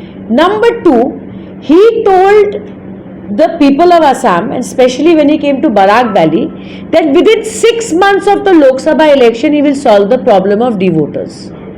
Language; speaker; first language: English; non-native, local second language; Bangla